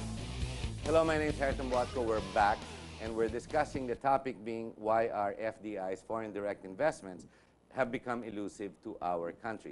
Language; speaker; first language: English; non-native, local second language; Filipino